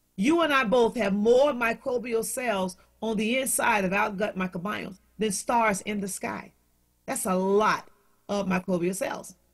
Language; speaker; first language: English; native; English